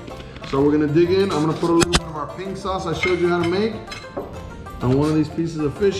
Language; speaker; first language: English; native; English